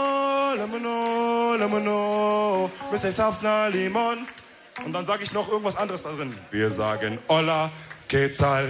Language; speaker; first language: German; early bilingual, other home language; Wolof